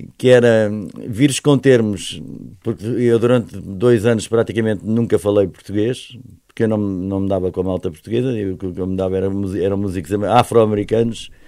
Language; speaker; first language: Portuguese; native; Portuguese